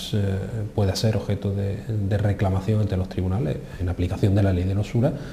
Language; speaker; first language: Spanish; native; Spanish